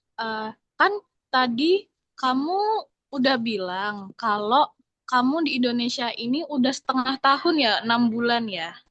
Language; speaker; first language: Indonesian; native; Indonesian